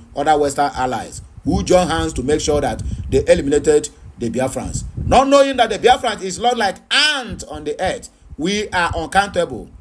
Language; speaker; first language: English; non-native, local second language; Igbo